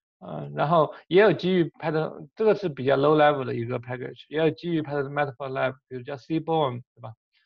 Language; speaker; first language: Chinese; native; Chinese